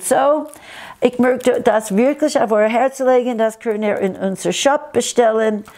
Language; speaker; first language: German; non-native, fluent; English